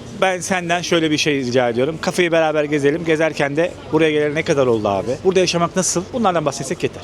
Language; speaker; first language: Turkish; native; Turkish